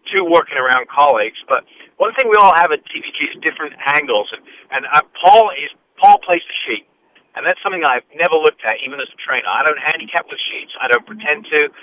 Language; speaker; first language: English; native; English